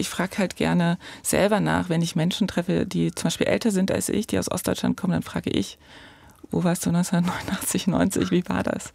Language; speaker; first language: German; native; German